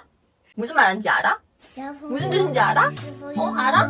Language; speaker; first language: Korean; non-native, fluent; Chinese